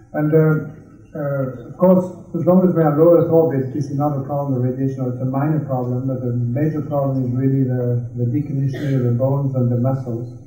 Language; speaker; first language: English; non-native, fluent; French